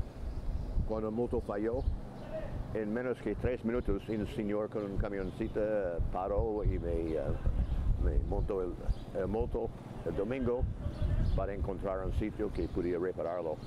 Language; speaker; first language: Spanish; non-native, fluent; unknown